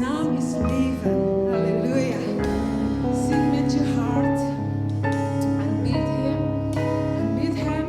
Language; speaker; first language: Dutch; non-native, learner; Indonesian